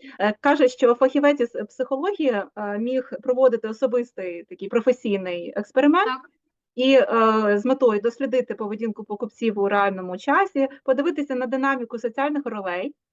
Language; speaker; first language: Ukrainian; native; Ukrainian